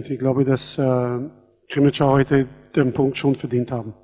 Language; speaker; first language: German; non-native, fluent; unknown